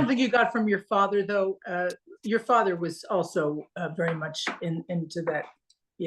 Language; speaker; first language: English; native; English